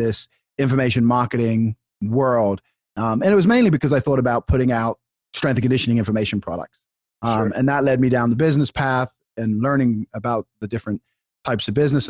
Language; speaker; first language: English; native; English